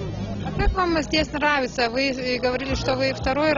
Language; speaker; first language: Russian; non-native, fluent; Lithuanian